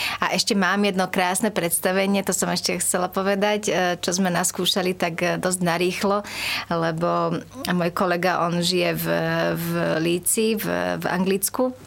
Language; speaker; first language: Slovak; non-native, local second language; Hungarian